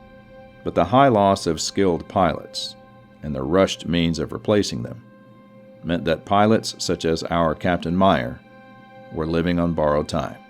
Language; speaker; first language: English; native; English